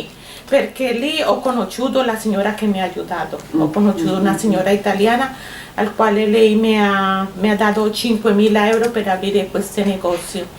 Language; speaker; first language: Italian; non-native, learner; Spanish